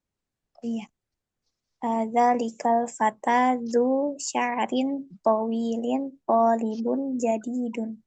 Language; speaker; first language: Arabic; non-native, learner; Indonesian